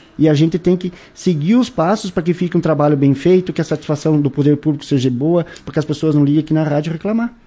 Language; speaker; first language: Portuguese; native; Portuguese